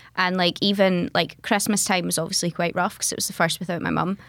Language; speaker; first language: English; native; English